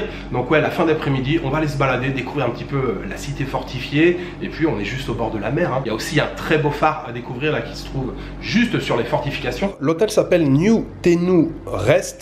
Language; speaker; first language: French; native; French